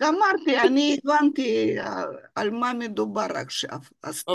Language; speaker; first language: Hebrew; non-native, fluent; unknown